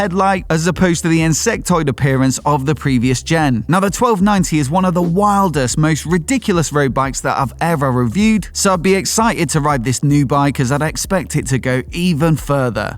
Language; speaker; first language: English; native; English